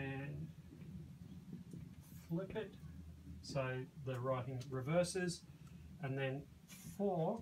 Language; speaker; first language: English; native; English